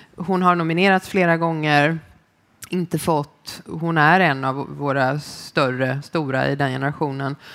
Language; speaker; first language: Swedish; native; Swedish